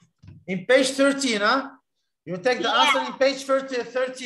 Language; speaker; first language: English; non-native, fluent; Arabic